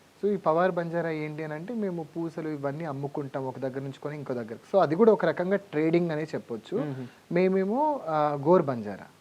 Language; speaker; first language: Telugu; non-native, local second language; Lambadi